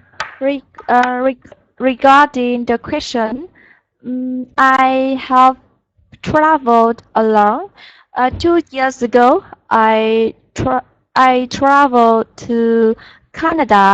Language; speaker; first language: English; non-native, learner; Vietnamese